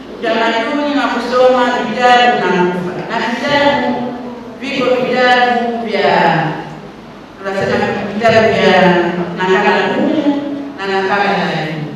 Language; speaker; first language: Swahili; native; Swahili